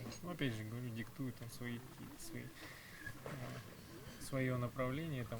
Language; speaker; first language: Russian; native; Russian